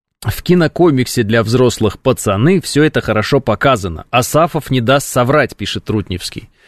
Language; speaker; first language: Russian; native; Russian